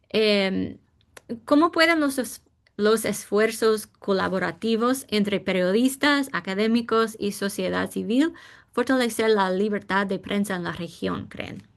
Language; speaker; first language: Spanish; non-native, fluent; English